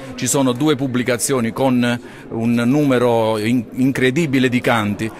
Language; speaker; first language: Italian; native; Italian